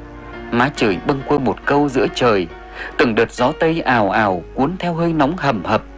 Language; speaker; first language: Vietnamese; native; Vietnamese